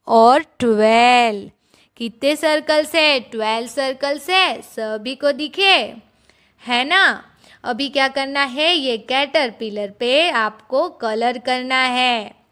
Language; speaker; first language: Hindi; non-native, local second language; Gujarati